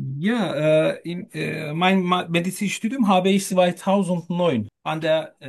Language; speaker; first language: German; non-native, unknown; Turkish